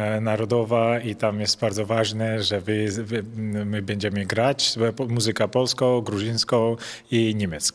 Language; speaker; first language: Polish; non-native, learner; Georgian